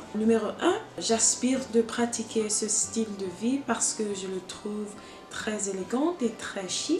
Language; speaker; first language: French; non-native, learner; English